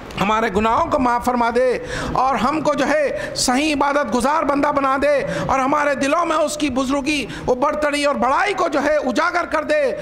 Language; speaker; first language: Urdu; native; Urdu